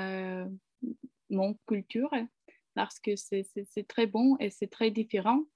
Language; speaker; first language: French; non-native, learner; Ukrainian